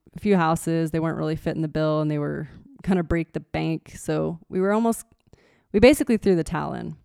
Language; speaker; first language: English; native; English